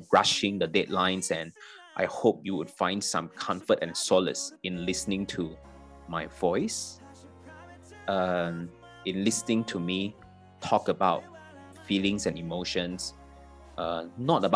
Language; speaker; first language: English; non-native, local second language; Chinese